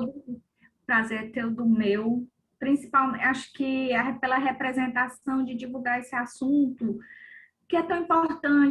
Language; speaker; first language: Portuguese; native; Portuguese